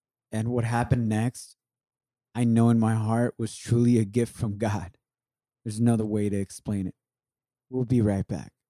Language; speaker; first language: English; early bilingual, other home language; Spanish